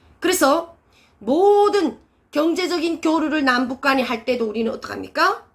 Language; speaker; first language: Korean; native; Korean